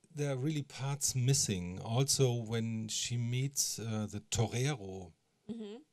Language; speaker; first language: English; non-native, fluent; German